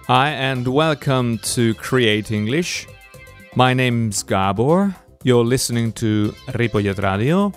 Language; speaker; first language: English; non-native, fluent; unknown